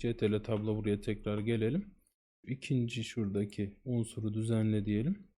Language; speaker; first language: Turkish; native; Turkish